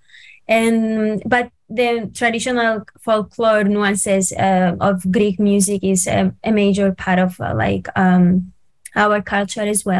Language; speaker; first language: English; non-native, fluent; Greek